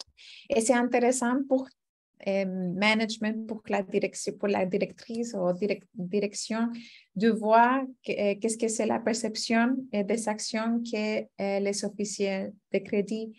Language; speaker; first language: French; non-native, fluent; Spanish